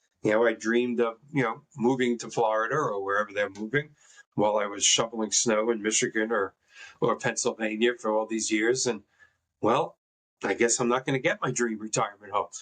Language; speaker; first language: English; native; English